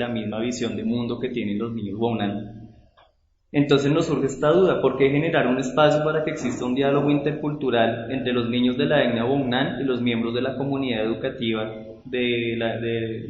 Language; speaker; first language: Spanish; native; Spanish